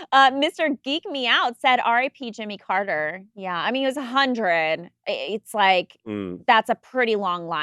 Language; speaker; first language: English; native; English